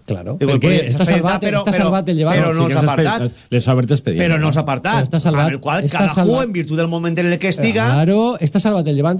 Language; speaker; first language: Catalan; native; Catalan